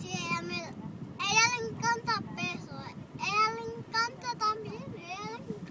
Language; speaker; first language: Spanish; early bilingual, heritage; Spanish